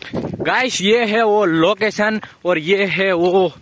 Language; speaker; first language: Hindi; non-native, local second language; Gujarati